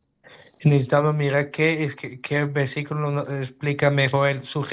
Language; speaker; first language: Spanish; non-native, fluent; Dutch